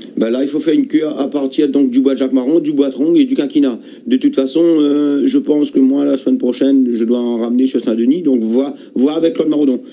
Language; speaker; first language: French; native; French